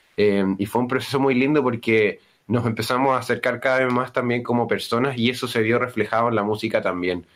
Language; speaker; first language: Spanish; native; Spanish